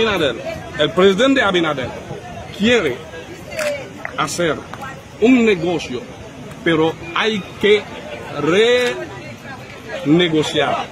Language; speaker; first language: Spanish; non-native, fluent; Haitian Creole